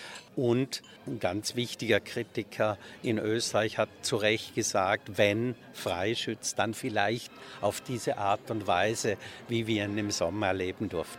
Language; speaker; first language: German; native; German